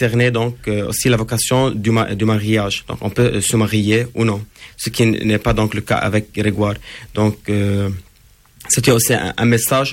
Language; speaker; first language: French; non-native, local second language; Arabic